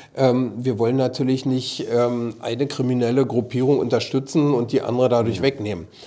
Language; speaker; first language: German; native; German